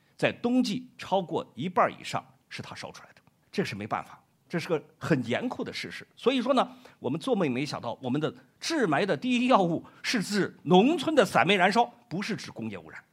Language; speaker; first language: Chinese; native; Chinese